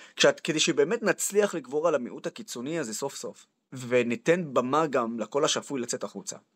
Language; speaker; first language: Hebrew; non-native, local second language; Arabic